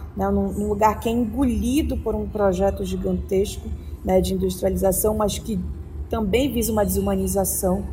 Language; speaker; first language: Portuguese; native; Portuguese